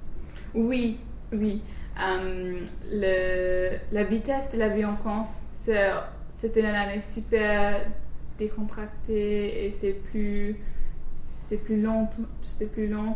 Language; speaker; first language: French; non-native, learner; English